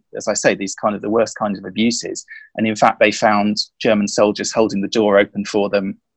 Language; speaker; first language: English; native; English